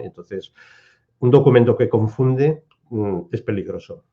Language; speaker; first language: Spanish; native; Spanish